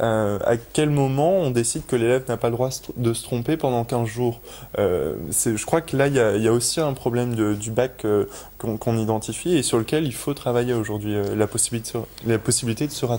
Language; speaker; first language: French; native; French